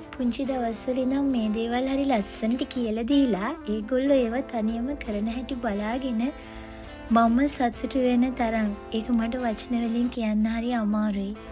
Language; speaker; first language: Sinhala; native; Sinhala